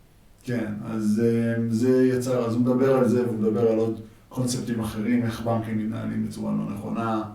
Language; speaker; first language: Hebrew; native; Hebrew